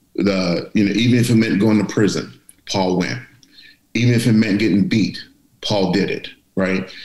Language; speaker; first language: English; native; English